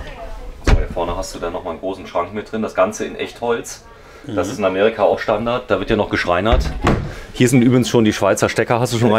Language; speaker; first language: German; native; German